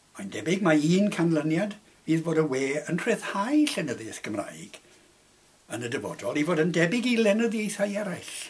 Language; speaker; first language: Welsh; non-native, local second language; English